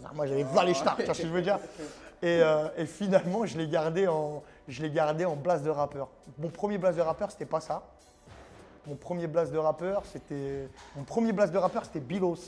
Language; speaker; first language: French; native; French